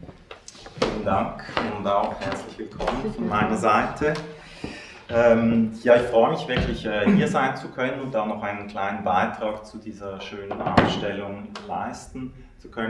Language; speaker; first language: German; native; German